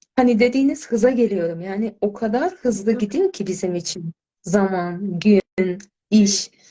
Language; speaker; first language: Turkish; non-native, fluent; Azerbaijani